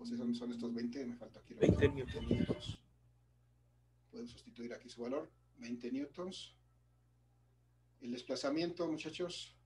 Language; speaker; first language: Spanish; native; Spanish